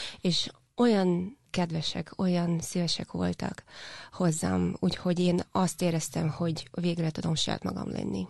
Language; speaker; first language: Hungarian; non-native, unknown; Russian